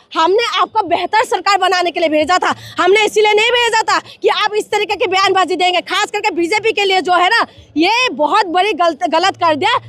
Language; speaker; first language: Hindi; non-native, local second language; Manipuri